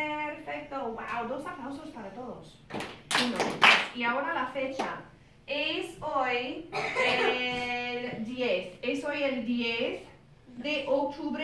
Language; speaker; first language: Spanish; non-native, fluent; English